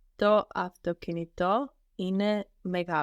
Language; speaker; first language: Greek; non-native, learner; English